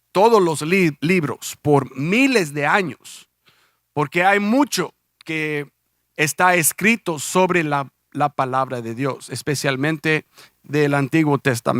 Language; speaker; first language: Spanish; early bilingual, heritage; Spanish